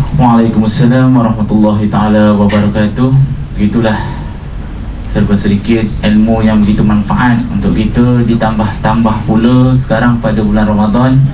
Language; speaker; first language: Malay; native; Malay